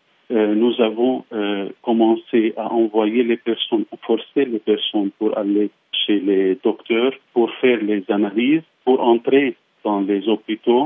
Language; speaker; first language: French; non-native, fluent; Arabic